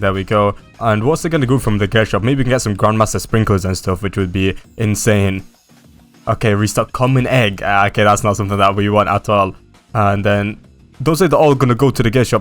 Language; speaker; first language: English; native; English